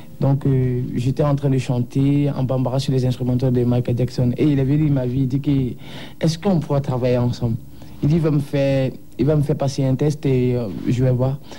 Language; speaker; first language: French; non-native, local second language; Bambara